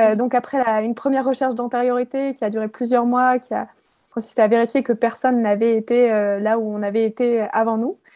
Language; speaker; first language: French; native; French